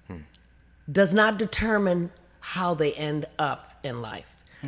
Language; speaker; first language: English; native; English